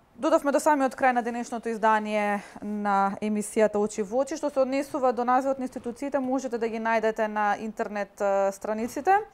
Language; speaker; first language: Macedonian; native; Macedonian